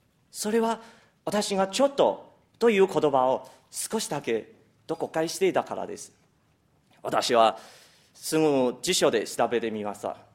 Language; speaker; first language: Japanese; non-native, fluent; Chinese